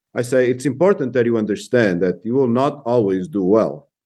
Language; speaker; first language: English; non-native, fluent; Portuguese